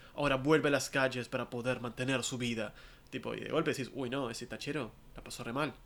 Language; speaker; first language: Spanish; native; Spanish